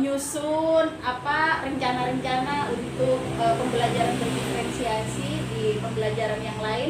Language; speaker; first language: Indonesian; native; Indonesian